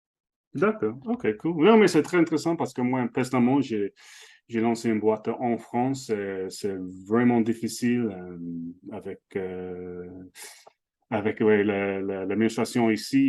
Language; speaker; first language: French; non-native, fluent; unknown